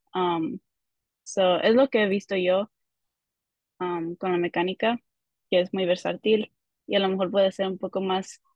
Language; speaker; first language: Spanish; early bilingual, heritage; Spanish